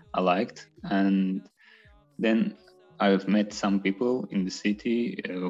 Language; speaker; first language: English; non-native, fluent; Azerbaijani